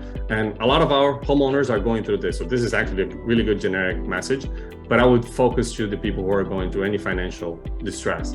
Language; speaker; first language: English; non-native, fluent; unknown